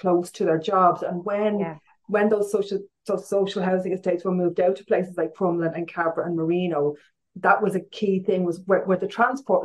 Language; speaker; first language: English; native; English